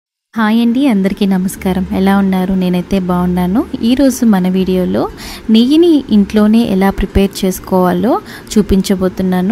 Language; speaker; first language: Telugu; native; Telugu